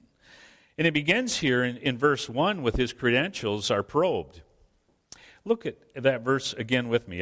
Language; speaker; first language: English; native; English